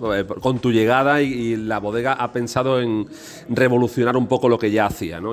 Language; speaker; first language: Spanish; native; Spanish